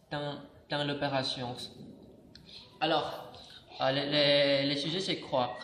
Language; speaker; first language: French; non-native, learner; Indonesian